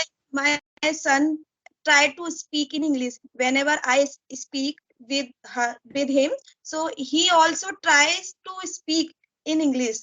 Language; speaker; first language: English; non-native, learner; Hindi